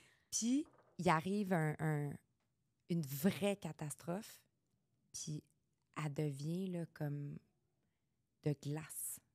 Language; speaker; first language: French; native; French